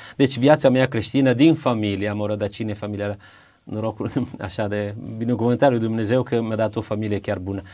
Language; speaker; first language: Romanian; non-native, fluent; Italian